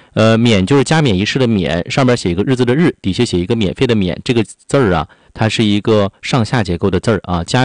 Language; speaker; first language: Chinese; native; Chinese